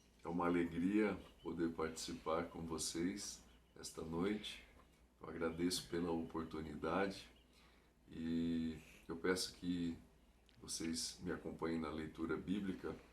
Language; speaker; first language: Portuguese; native; Portuguese